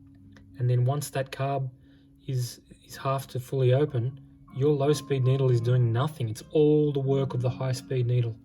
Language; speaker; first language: English; native; English